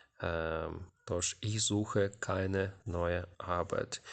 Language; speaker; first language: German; non-native, fluent; Ukrainian